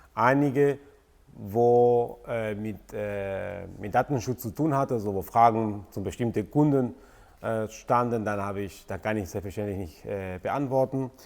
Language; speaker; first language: German; non-native, fluent; Spanish